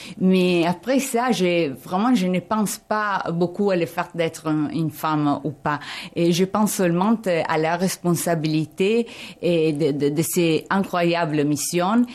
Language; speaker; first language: French; non-native, fluent; Italian